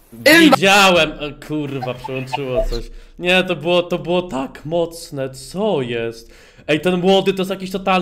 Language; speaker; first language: Polish; native; Polish